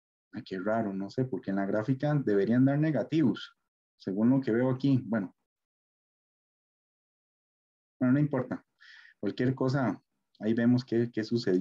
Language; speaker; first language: Spanish; native; Spanish